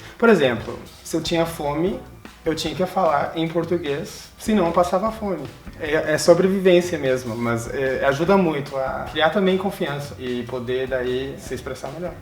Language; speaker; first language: Portuguese; non-native, fluent; English